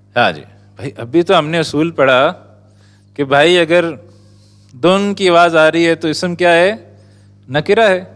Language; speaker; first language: Urdu; native; Urdu